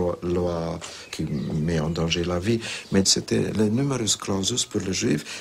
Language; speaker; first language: French; non-native, fluent; Hungarian